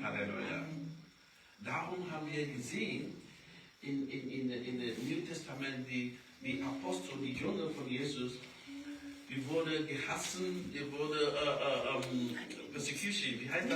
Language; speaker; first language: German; non-native, learner; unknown